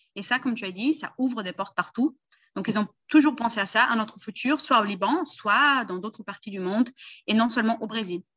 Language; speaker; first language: French; early bilingual, heritage; Portuguese